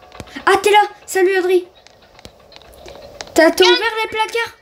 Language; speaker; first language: French; native; French